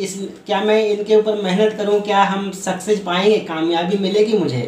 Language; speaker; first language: Hindi; native; Hindi